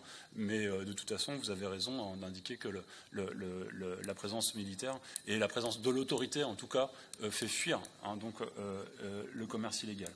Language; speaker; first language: French; native; French